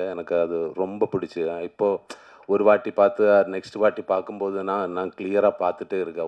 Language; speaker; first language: Tamil; non-native, learner; Malayalam